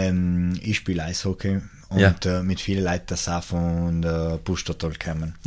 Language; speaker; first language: German; non-native, local second language; Italian